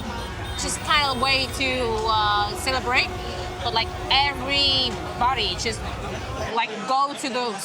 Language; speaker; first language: English; non-native, fluent; Vietnamese